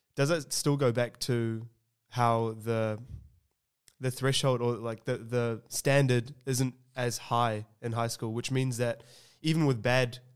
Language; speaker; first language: English; early bilingual, other home language; Hindi